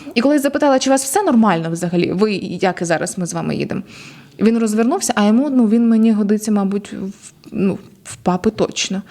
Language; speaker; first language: Ukrainian; native; Ukrainian